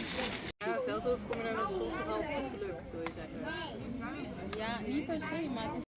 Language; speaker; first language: Dutch; native; Dutch